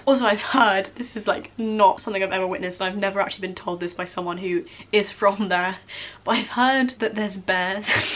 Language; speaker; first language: English; native; English